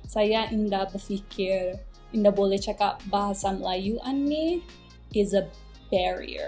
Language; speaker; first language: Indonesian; non-native, local second language; English